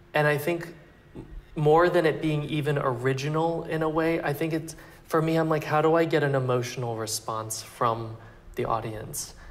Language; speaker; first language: English; native; English